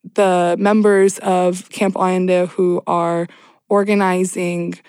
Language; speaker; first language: English; native; English